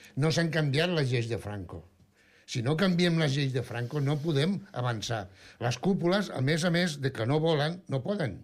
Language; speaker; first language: Catalan; non-native, local second language; Spanish